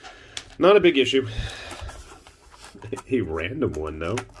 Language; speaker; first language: English; native; English